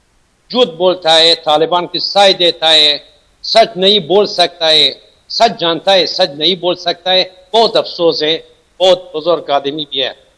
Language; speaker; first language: Hindi; non-native, fluent; Persian